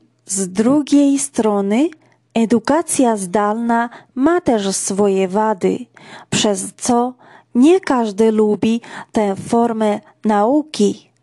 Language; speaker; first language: Polish; non-native, fluent; Georgian